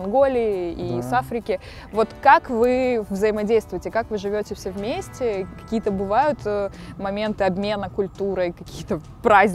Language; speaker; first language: Russian; native; Russian